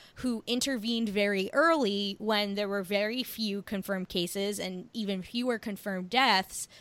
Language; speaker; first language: English; native; English